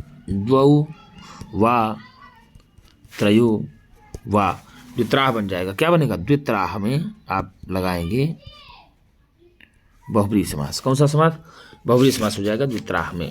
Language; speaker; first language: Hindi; native; Hindi